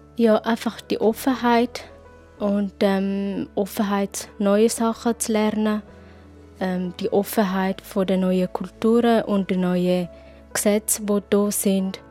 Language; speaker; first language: German; non-native, fluent; Tigrinya